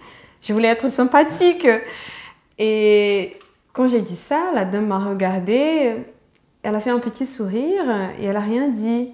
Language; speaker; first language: French; non-native, fluent; Portuguese